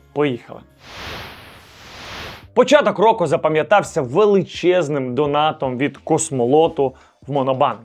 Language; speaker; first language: Ukrainian; native; Ukrainian